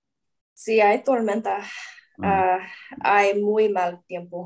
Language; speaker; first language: Spanish; non-native, learner; English